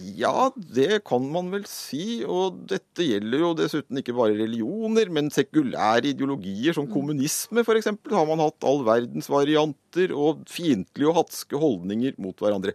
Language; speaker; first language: Norwegian; native; Norwegian